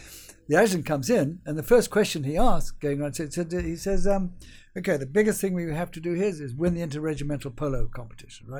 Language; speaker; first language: English; native; English